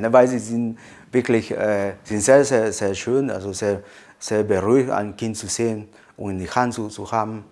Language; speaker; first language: German; non-native, fluent; Spanish